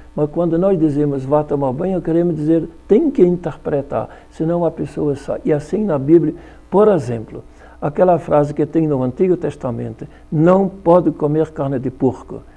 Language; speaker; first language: Portuguese; non-native, fluent; Dutch